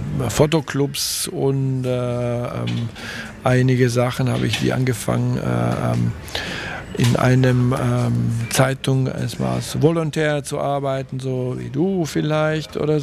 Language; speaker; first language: German; non-native, fluent; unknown